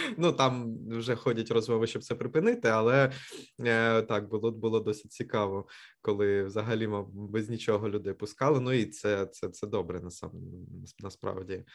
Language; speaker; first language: Ukrainian; native; Ukrainian